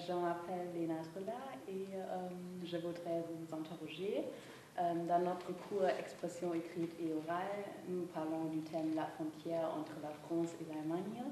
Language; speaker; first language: French; non-native, fluent; German